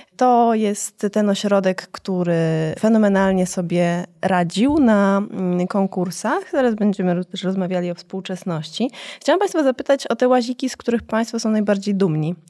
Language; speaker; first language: Polish; native; Polish